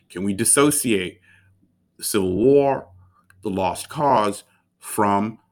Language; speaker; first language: English; native; English